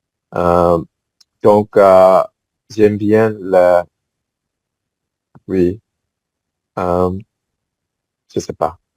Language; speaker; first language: French; non-native, fluent; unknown